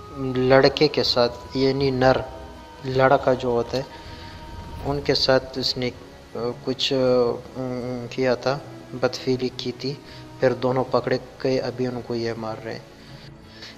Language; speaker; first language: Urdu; non-native, local second language; Pashto